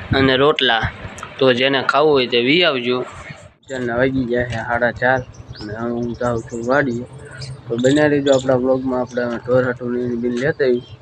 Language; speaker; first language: Gujarati; native; Gujarati